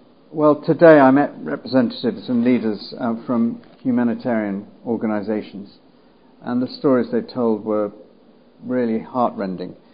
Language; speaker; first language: English; native; English